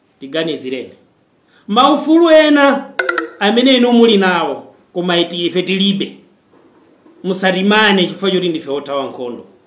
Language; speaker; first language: Nyanja; non-native, fluent; Kinyarwanda